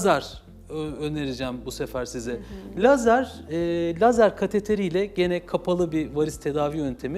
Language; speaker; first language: Turkish; native; Turkish